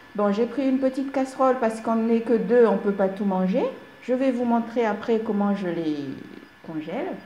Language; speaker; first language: French; non-native, local second language; Malagasy